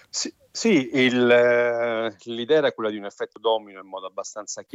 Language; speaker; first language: Italian; native; Italian